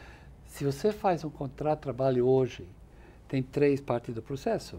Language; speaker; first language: Portuguese; non-native, fluent; English